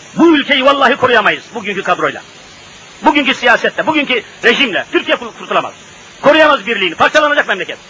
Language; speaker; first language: Turkish; native; Turkish